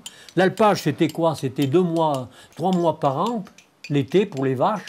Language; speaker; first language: French; native; French